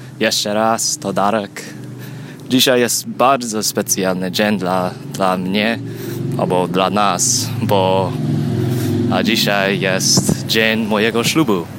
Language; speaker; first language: Polish; early bilingual, heritage; Polish